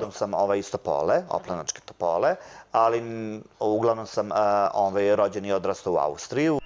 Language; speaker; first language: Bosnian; early bilingual, heritage; Bosnian